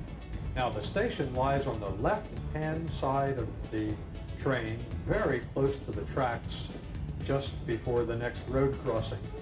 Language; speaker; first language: English; native; English